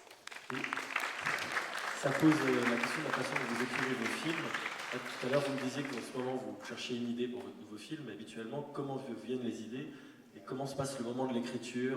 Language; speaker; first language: French; native; French